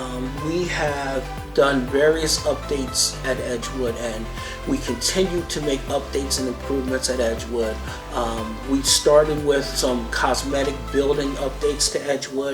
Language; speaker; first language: English; native; English